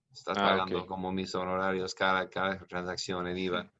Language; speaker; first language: Spanish; non-native, learner; English